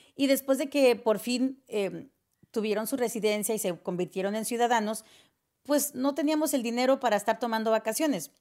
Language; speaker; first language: Spanish; early bilingual, heritage; Spanish